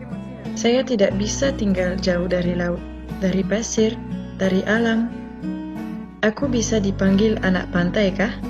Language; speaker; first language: Indonesian; non-native, fluent; French